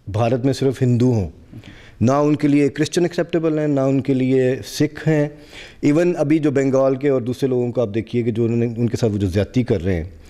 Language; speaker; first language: Urdu; non-native, local second language; Punjabi